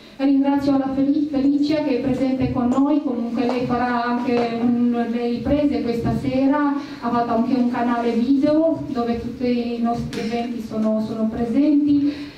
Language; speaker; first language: Italian; non-native, fluent; Romanian